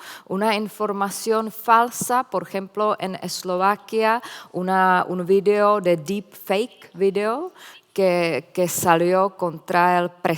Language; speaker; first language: Spanish; non-native, fluent; Czech